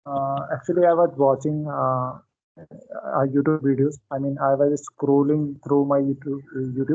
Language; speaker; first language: English; non-native, local second language; Hindi